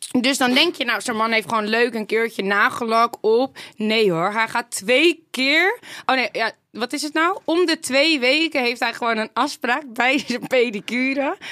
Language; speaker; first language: Dutch; native; Dutch